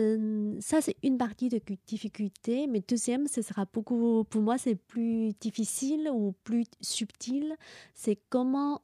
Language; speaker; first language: French; non-native, fluent; Chinese